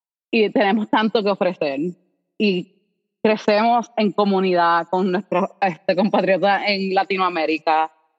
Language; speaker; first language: Spanish; native; Spanish